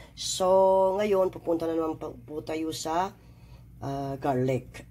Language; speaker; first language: Filipino; non-native, local second language; Maguindanaon